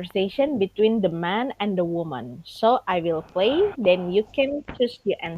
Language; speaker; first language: English; non-native, fluent; Indonesian